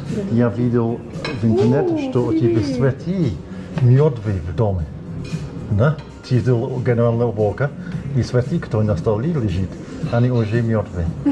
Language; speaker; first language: Russian; non-native, fluent; English